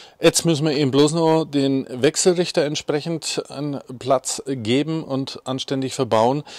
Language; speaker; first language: German; native; German